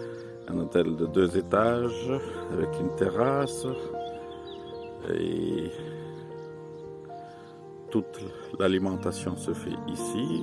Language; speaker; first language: French; non-native, fluent; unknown